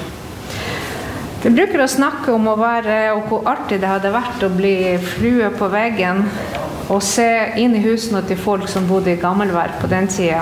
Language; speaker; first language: Norwegian; non-native, fluent; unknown